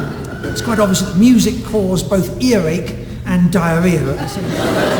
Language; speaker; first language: English; native; English